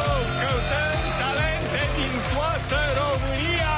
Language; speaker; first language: Romanian; native; Romanian